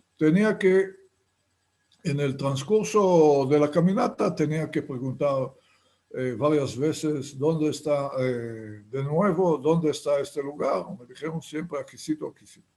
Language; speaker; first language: Spanish; non-native, fluent; Hebrew